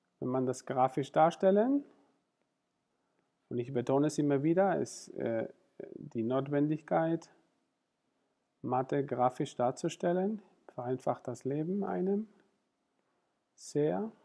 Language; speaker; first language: German; non-native, fluent; Spanish